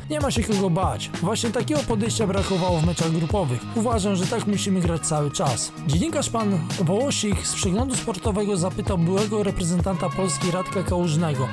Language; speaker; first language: Polish; native; Polish